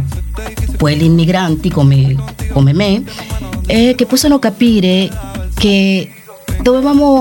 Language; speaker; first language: Italian; non-native, fluent; Spanish